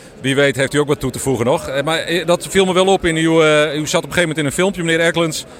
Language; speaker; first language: Dutch; non-native, local second language; Western Frisian